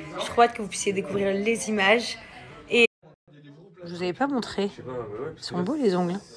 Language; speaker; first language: French; native; French